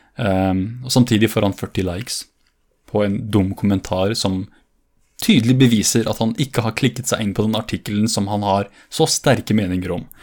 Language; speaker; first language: Norwegian; early bilingual, other home language; Kurdish